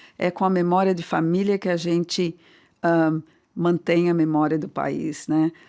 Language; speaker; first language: Portuguese; native; Portuguese